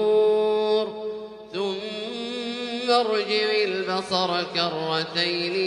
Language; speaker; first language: Arabic; native; Arabic